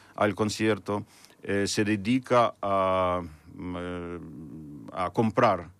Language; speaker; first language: Spanish; non-native, fluent; Ukrainian